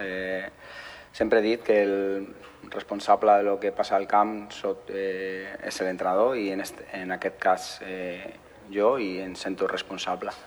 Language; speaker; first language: Catalan; non-native, fluent; Spanish